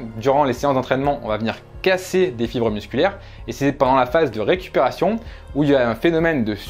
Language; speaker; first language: French; native; French